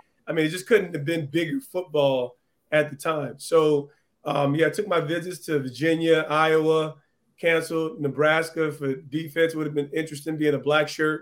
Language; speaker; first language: English; native; English